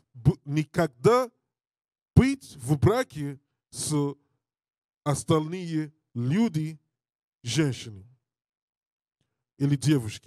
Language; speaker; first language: Russian; non-native, learner; English